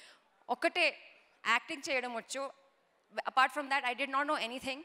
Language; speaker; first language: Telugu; non-native, learner; Kannada